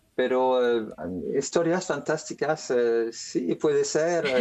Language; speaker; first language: Spanish; non-native, learner; French